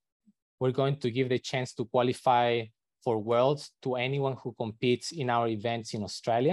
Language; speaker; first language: English; non-native, fluent; Spanish